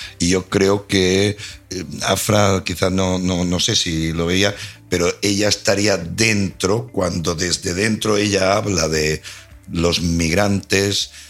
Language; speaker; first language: Spanish; non-native, local second language; Catalan